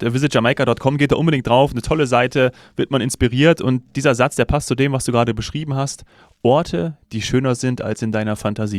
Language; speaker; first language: German; native; German